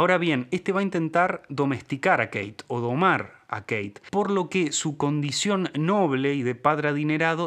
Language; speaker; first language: Spanish; native; Spanish